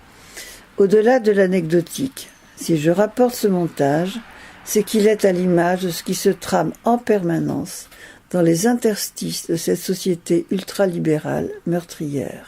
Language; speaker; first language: French; native; French